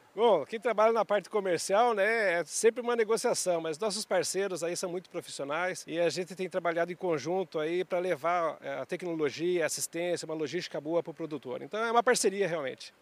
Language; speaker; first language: Portuguese; native; Portuguese